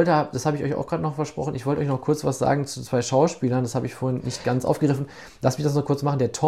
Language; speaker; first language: German; native; German